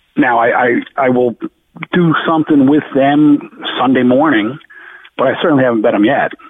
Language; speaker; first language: English; native; English